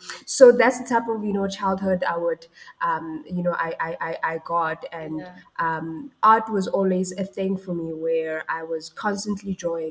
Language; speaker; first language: English; non-native, local second language; Tswana